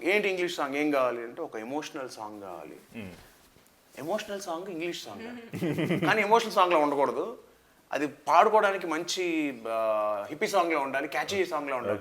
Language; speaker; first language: Telugu; native; Telugu